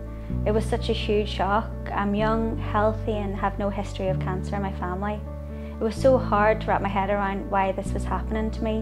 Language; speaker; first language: English; native; English